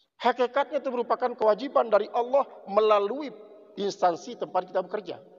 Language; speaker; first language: Indonesian; non-native, local second language; Sasak